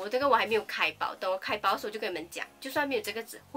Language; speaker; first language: Chinese; native; Chinese